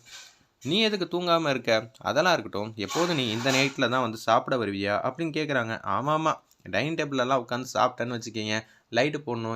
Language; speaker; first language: Tamil; native; Tamil